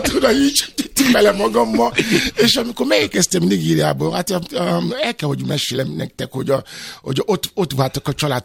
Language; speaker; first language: Hungarian; non-native, learner; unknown